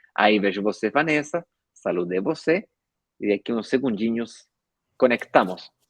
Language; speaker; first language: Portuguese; non-native, fluent; Spanish